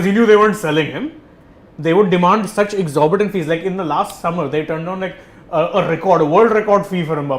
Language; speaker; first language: English; non-native, local second language; Hindi